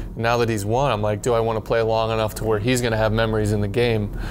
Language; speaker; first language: English; native; English